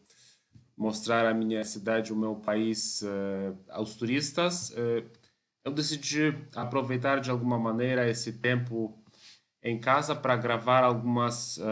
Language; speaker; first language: Portuguese; non-native, fluent; Polish